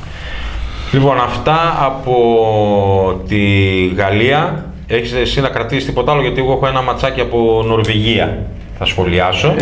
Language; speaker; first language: Greek; native; Greek